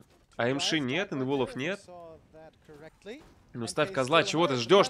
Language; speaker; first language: Russian; native; Russian